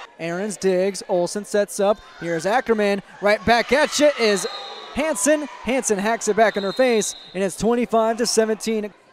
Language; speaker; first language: English; native; English